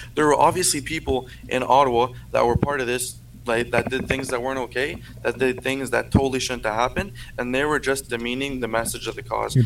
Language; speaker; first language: English; non-native, fluent; French